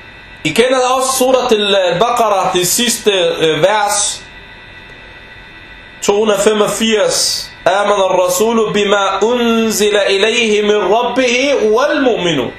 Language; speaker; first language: Danish; non-native, fluent; Arabic